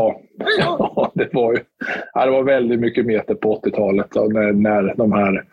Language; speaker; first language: Swedish; native; Swedish